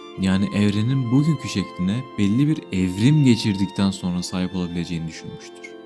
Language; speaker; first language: Turkish; native; Turkish